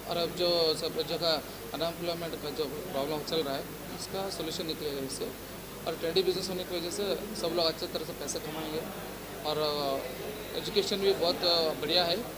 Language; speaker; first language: Hindi; non-native, local second language; Kannada